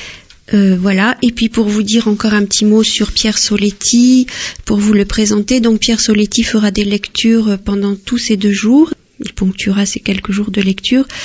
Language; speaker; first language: French; native; French